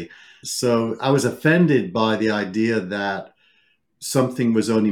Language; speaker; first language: English; native; English